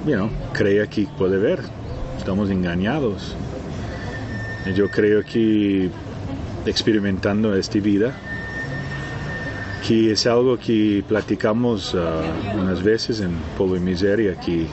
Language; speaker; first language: Spanish; non-native, fluent; Portuguese